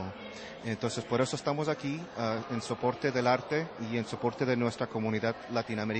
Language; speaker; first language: Spanish; early bilingual, heritage; Spanish